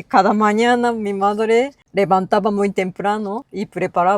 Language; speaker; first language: Spanish; non-native, learner; Japanese